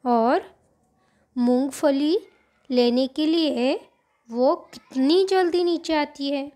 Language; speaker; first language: Hindi; non-native, local second language; Marathi